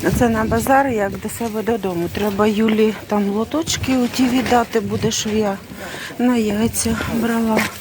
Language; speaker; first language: Ukrainian; native; Ukrainian